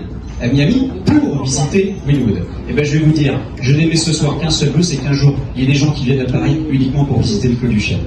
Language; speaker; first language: French; native; French